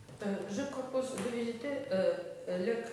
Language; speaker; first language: French; non-native, learner; Russian